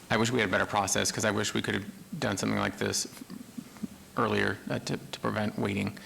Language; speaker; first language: English; native; English